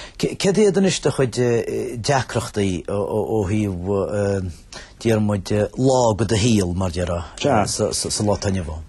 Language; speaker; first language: Irish; native; Irish